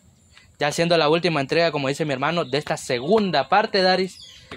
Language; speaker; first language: Spanish; native; Spanish